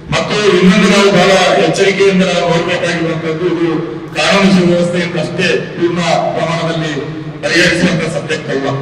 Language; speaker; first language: Kannada; non-native, local second language; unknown